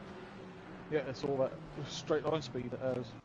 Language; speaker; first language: English; native; English